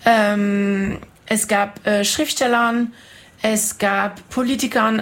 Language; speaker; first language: German; non-native, fluent; French